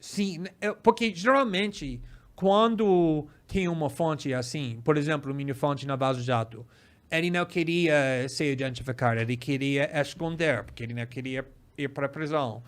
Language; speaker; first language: Portuguese; non-native, fluent; English